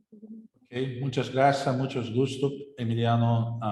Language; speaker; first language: Spanish; non-native, learner; Portuguese